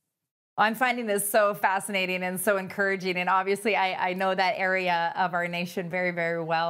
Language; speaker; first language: English; native; English